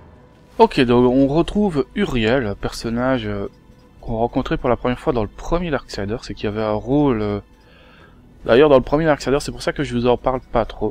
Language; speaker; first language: French; native; French